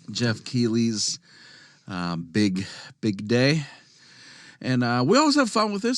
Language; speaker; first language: English; native; English